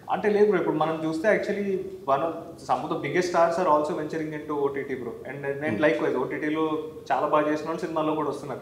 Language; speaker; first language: Telugu; native; Telugu